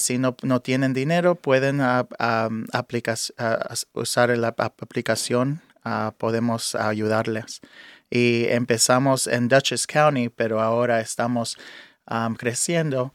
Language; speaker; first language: Spanish; early bilingual, heritage; English